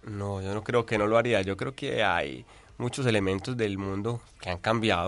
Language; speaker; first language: Spanish; native; Spanish